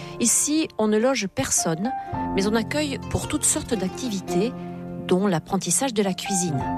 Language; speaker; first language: French; native; French